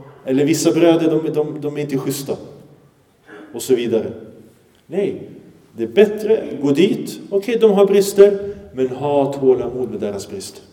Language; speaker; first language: Swedish; early bilingual, other home language; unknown